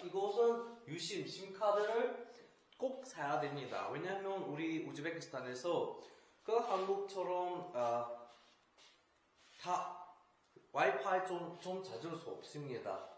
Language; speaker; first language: Korean; non-native, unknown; Uzbek